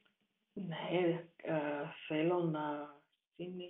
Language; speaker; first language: Greek; non-native, learner; German